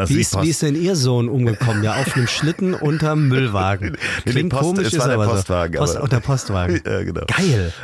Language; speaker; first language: German; native; German